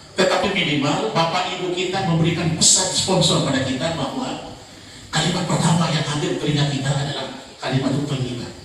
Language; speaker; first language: Indonesian; non-native, local second language; Tetum